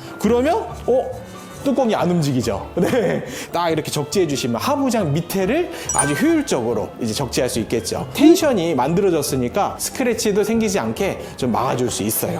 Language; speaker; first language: Korean; native; Korean